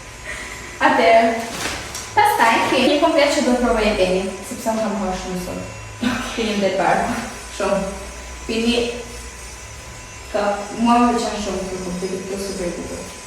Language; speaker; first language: Albanian; early bilingual, heritage; Albanian